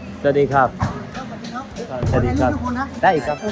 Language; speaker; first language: Thai; non-native, learner; Japanese